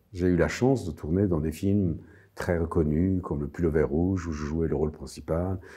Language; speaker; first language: French; non-native, fluent; Armenian